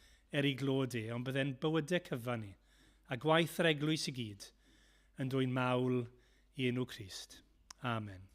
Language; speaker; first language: Welsh; native; Welsh